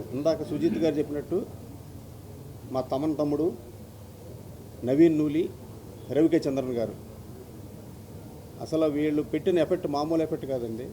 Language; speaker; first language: Telugu; native; Telugu